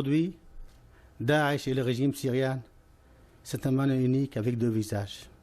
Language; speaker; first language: French; non-native, fluent; Arabic